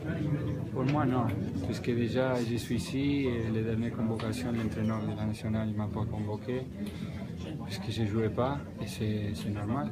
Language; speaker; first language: French; non-native, fluent; Spanish